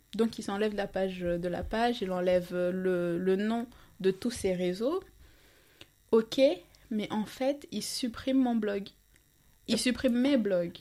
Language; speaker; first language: French; non-native, local second language; Ngazidja Comorian